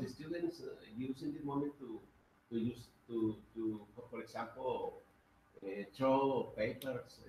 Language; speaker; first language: English; non-native, learner; Spanish